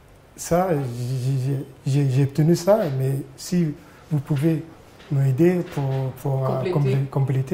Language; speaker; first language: French; non-native, learner; Arabic